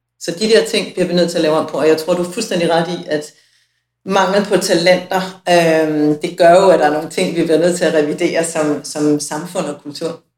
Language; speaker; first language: Danish; native; Danish